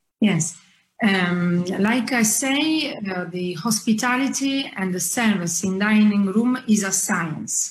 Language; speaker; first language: English; non-native, fluent; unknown